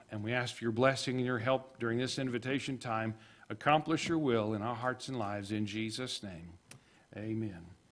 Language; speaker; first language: English; native; English